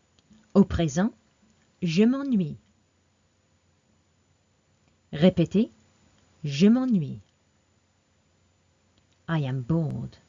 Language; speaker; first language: French; non-native, fluent; English